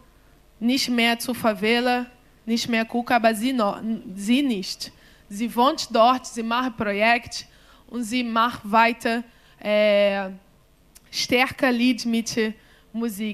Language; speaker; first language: German; non-native, learner; Portuguese